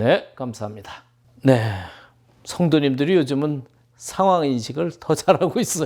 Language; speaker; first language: Korean; native; Korean